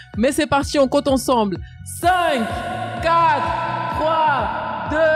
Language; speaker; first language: French; native; French